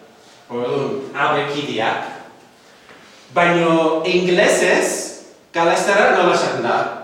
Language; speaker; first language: Basque; non-native, fluent; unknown